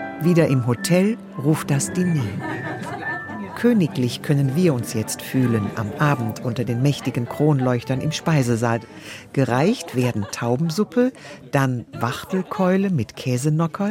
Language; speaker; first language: German; native; German